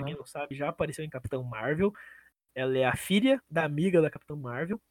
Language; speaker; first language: Portuguese; native; Portuguese